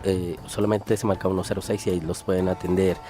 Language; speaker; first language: Spanish; native; Spanish